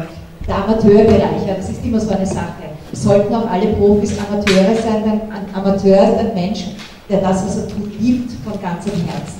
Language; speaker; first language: German; native; German